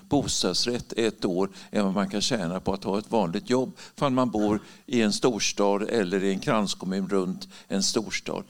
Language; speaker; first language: Swedish; native; Swedish